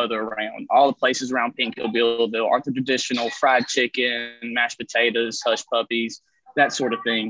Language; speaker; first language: English; native; English